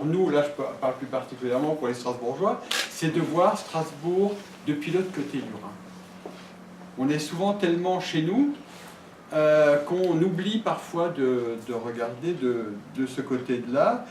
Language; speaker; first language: French; native; French